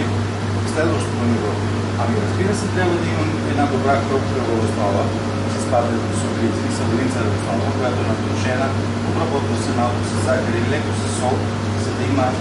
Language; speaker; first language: Bulgarian; native; Bulgarian